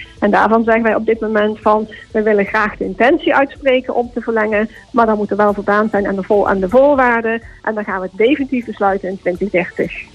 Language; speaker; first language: Dutch; native; Dutch